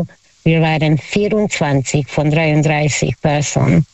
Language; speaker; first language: German; non-native, learner; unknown